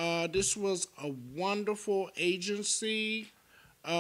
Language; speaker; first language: English; native; English